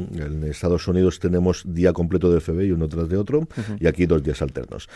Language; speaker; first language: Spanish; native; Spanish